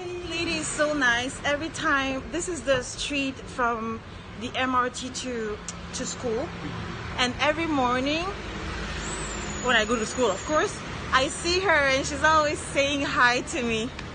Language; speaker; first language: English; non-native, fluent; French